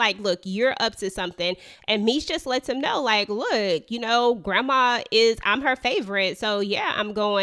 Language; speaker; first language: English; native; English